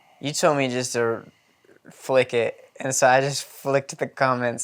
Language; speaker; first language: English; native; English